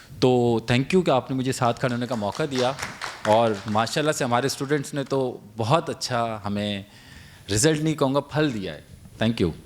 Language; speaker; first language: Urdu; native; Urdu